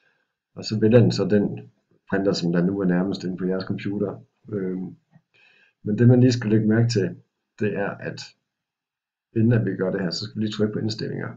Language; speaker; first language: Danish; native; Danish